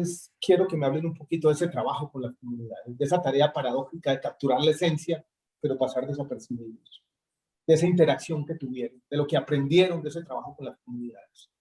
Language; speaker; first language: Spanish; native; Spanish